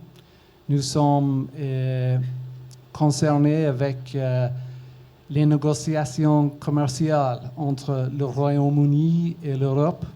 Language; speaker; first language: French; non-native, learner; English